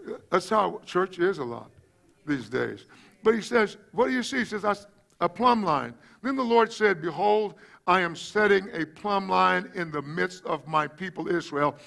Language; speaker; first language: English; native; English